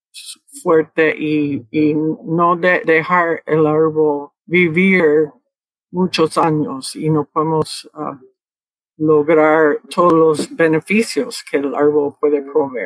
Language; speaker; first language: Spanish; early bilingual, heritage; Spanish